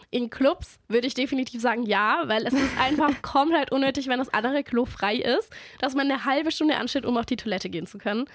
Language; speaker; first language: German; native; German